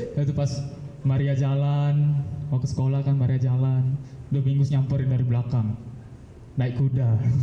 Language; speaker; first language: Indonesian; native; Indonesian